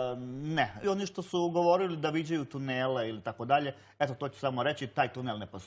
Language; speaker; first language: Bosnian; early bilingual, heritage; Bosnian